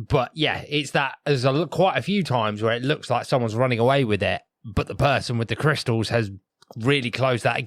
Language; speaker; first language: English; native; English